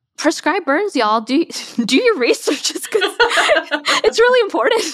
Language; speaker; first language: English; native; English